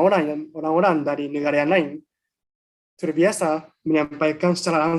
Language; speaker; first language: Indonesian; non-native, fluent; Japanese